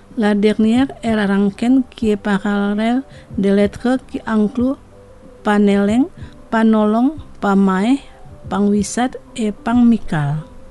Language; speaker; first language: French; non-native, fluent; Indonesian